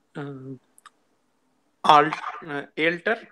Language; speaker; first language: German; non-native, learner; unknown